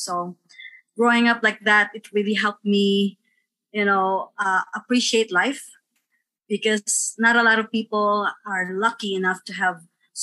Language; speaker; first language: English; non-native, local second language; Filipino